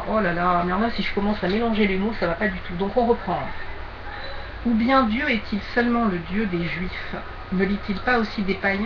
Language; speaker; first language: French; native; French